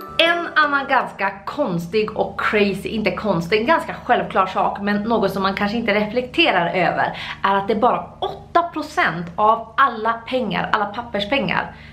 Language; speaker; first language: Swedish; native; Swedish